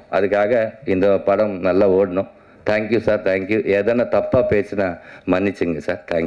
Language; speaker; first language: Tamil; non-native, learner; Telugu